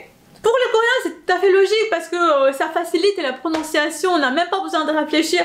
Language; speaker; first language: French; non-native, fluent; Korean